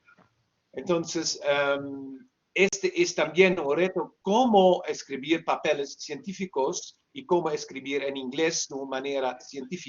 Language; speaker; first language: Spanish; non-native, learner; Dutch